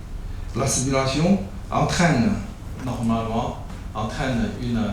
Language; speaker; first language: French; non-native, learner; Chinese